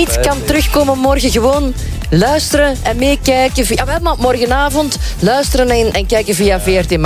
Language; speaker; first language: Dutch; native; Dutch